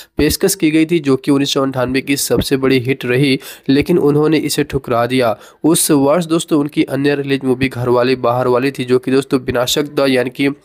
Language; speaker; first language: Hindi; native; Hindi